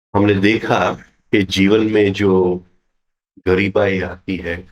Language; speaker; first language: Hindi; non-native, local second language; Gujarati